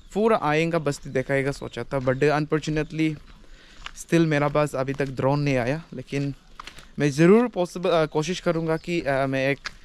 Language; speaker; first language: Hindi; non-native, local second language; Adi